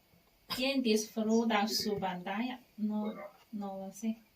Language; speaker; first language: Spanish; non-native, learner; Chinese